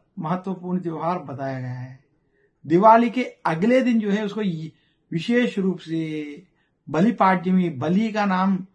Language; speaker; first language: Hindi; non-native, local second language; Telugu